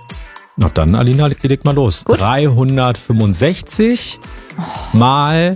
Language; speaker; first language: German; native; German